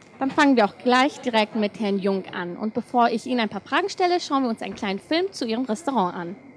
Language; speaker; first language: German; native; German